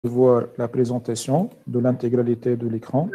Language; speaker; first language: French; non-native, local second language; Arabic